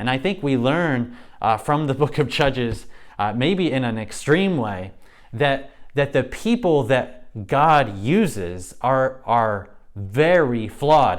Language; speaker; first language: English; native; English